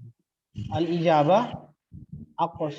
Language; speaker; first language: Arabic; non-native, fluent; Indonesian